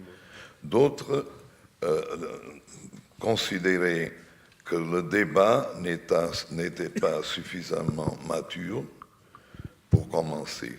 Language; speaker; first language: French; non-native, fluent; Portuguese